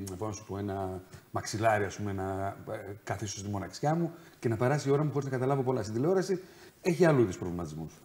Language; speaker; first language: Greek; native; Greek